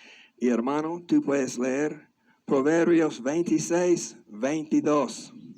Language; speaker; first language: Spanish; non-native, fluent; English